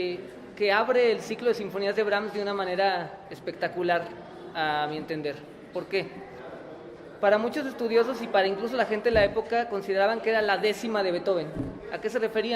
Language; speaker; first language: Spanish; native; Spanish